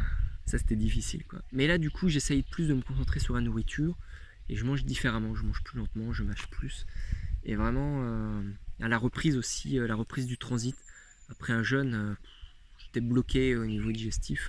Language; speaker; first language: French; native; French